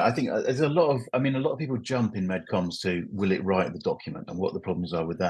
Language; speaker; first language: English; native; English